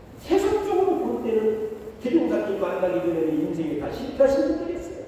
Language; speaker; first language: Korean; native; Korean